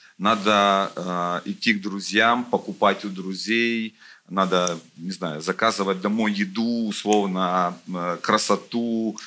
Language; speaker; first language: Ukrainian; non-native, local second language; Russian